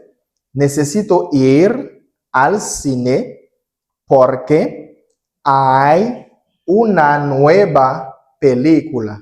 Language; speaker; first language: Spanish; non-native, learner; Haitian Creole